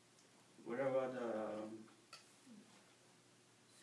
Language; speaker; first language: English; non-native, learner; Spanish